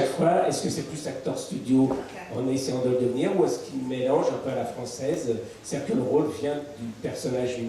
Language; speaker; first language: French; native; French